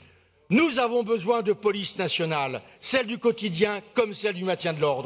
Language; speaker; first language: French; native; French